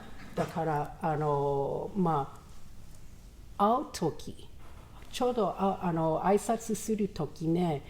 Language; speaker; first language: Japanese; non-native, learner; English